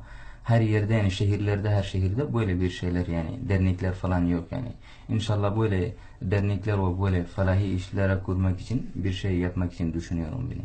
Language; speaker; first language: Turkish; non-native, fluent; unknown